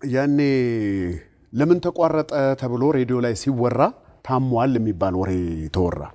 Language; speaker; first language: Amharic; native; Amharic